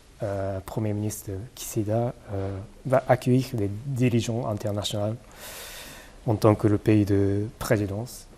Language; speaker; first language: French; non-native, fluent; Japanese